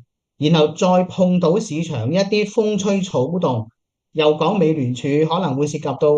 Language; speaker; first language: Cantonese; native; Cantonese